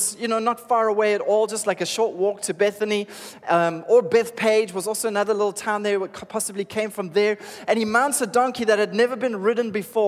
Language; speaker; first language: English; native; English